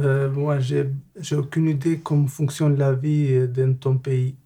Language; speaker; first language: French; non-native, learner; Albanian